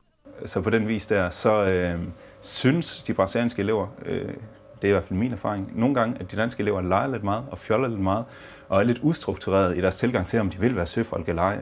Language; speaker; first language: Danish; native; Danish